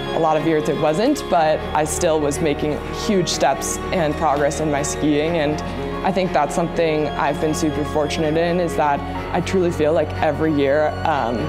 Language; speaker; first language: English; native; English